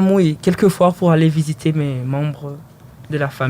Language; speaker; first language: French; early bilingual, other home language; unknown